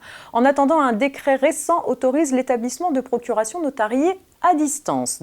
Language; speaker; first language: French; native; French